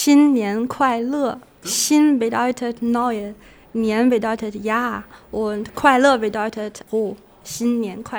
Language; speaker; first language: German; non-native, local second language; Chinese